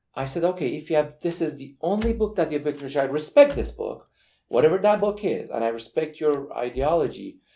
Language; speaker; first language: English; non-native, fluent; Persian